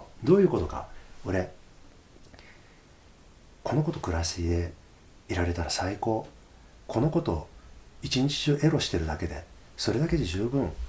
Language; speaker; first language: Japanese; native; Japanese